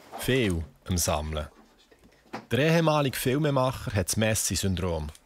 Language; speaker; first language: German; native; German